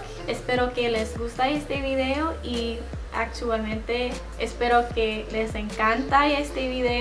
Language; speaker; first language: Spanish; non-native, learner; English